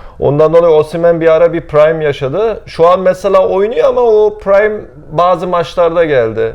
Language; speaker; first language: Turkish; early bilingual, heritage; Turkish